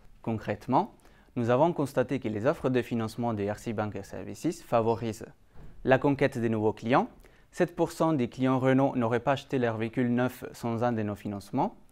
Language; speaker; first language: French; native; French